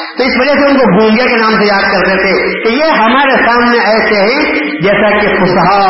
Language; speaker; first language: Urdu; native; Urdu